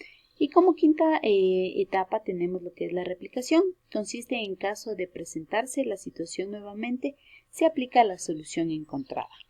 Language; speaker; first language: Spanish; native; Spanish